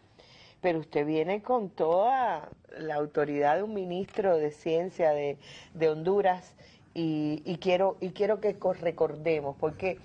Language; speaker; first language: Spanish; native; Spanish